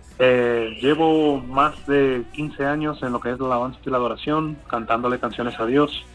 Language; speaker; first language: Spanish; early bilingual, heritage; English